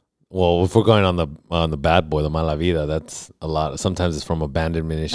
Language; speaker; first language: English; early bilingual, other home language; Spanish